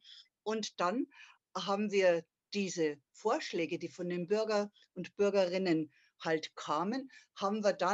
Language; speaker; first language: German; native; German